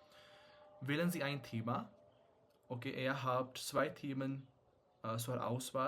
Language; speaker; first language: German; non-native, fluent; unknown